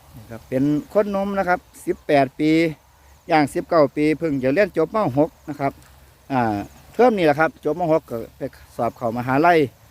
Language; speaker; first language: Thai; non-native, local second language; Northeastern Thai